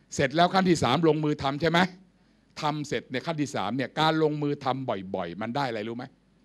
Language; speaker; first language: Thai; native; Thai